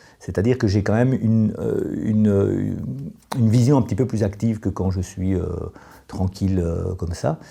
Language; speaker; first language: French; native; French